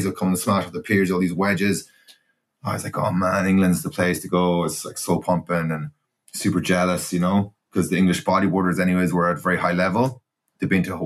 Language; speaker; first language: English; native; English